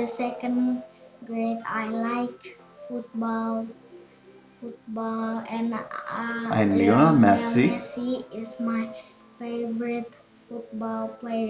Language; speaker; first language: English; non-native, learner; Indonesian